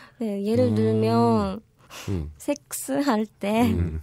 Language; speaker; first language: Korean; non-native, learner; Japanese